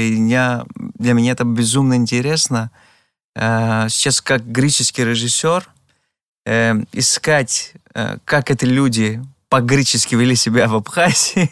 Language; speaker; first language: Russian; non-native, fluent; Greek